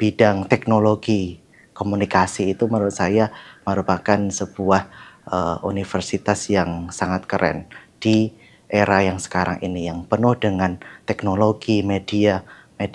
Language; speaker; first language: Indonesian; non-native, local second language; Javanese